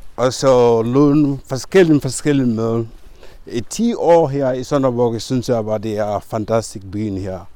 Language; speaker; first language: Danish; non-native, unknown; Mandingo